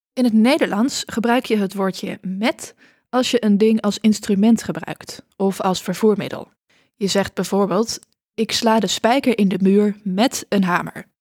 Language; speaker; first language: Dutch; native; Dutch